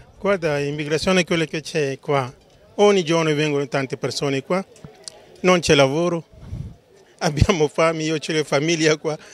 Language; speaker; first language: Italian; non-native, learner; Urdu